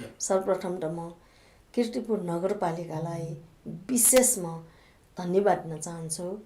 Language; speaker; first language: Nepali; non-native, local second language; Newari